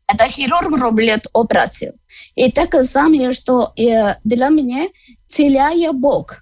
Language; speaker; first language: Ukrainian; non-native, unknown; Malayalam